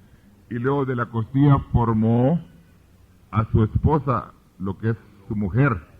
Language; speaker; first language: Spanish; early bilingual, heritage; Spanish